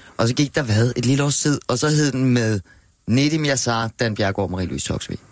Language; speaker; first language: Danish; native; Danish